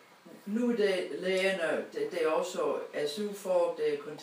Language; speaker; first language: Danish; non-native, fluent; English